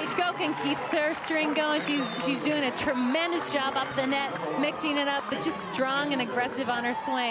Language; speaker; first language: English; native; English